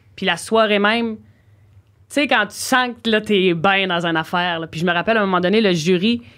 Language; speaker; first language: French; native; French